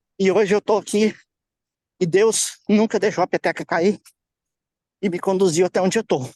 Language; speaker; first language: Portuguese; native; Portuguese